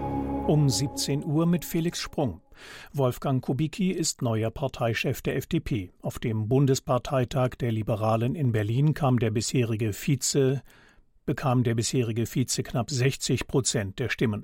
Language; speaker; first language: German; native; German